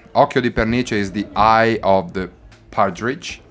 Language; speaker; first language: English; non-native, fluent; Italian